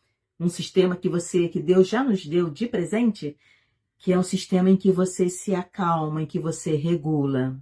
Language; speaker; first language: Portuguese; native; Portuguese